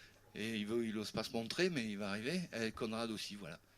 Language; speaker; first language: French; native; French